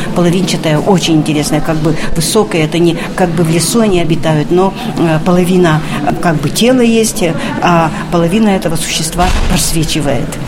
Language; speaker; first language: Russian; non-native, local second language; Udmurt